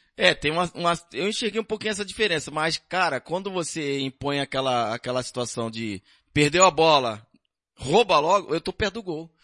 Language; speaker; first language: Portuguese; native; Portuguese